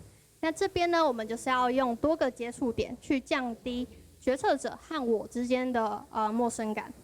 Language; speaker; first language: Chinese; native; Chinese